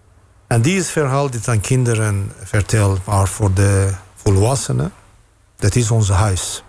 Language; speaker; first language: Dutch; non-native, fluent; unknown